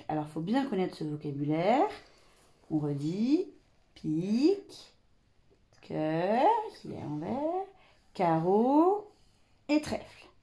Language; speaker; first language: French; native; French